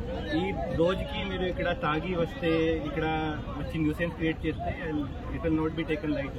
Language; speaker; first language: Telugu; non-native, fluent; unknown